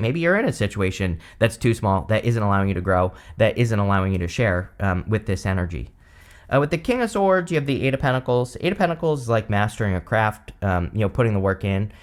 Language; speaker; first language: English; native; English